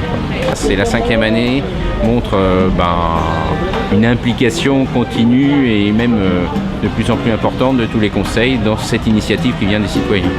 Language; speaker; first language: French; native; French